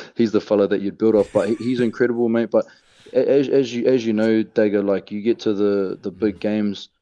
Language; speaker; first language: English; native; English